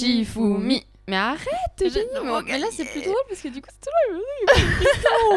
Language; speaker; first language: French; native; French